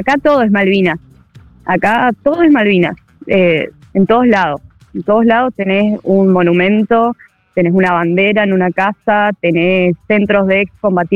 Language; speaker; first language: Spanish; native; Spanish